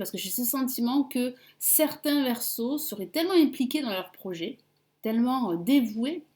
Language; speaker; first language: French; native; French